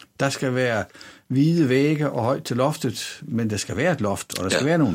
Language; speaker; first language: Danish; native; Danish